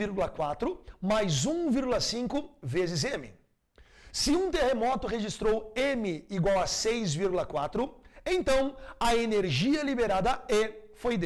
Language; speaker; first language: Portuguese; native; Portuguese